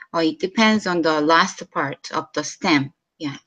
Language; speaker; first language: English; non-native, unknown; Korean